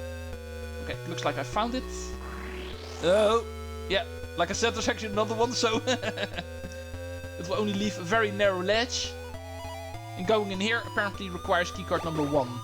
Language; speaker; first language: English; non-native, fluent; Dutch